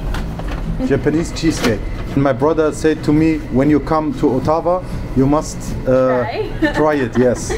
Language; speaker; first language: English; non-native, learner; German